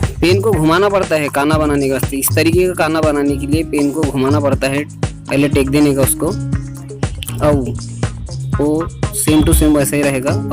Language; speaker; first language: Hindi; native; Hindi